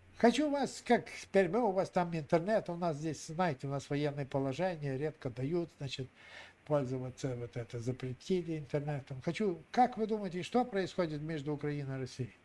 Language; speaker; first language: Russian; non-native, local second language; Ukrainian